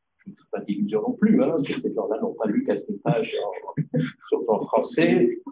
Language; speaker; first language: French; non-native, local second language; Arabic